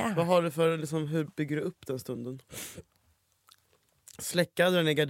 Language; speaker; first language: Swedish; native; Swedish